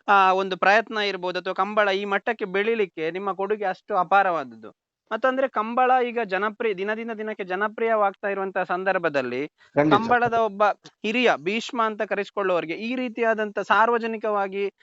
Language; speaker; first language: Kannada; native; Kannada